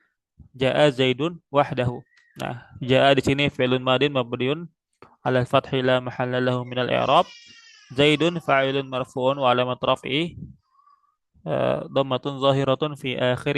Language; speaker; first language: Arabic; non-native, fluent; Indonesian